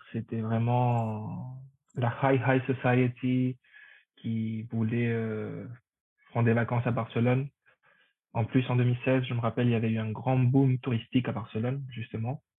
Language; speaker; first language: French; non-native, fluent; Spanish